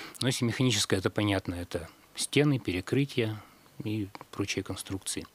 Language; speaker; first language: Russian; native; Russian